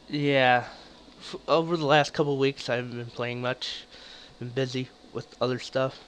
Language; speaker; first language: English; native; English